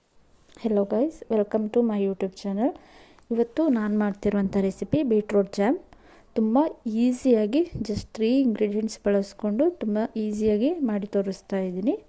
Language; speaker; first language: Kannada; native; Kannada